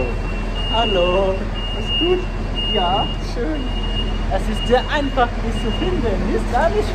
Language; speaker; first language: German; non-native, learner; Bangla